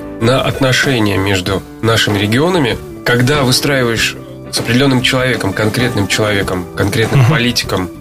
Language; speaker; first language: Russian; native; Russian